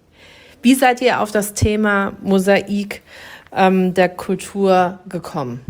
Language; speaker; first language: German; native; German